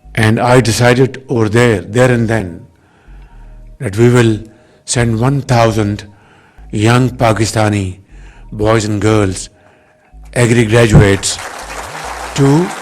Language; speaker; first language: English; non-native, local second language; Urdu